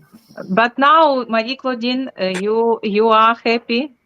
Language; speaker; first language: English; non-native, learner; Ukrainian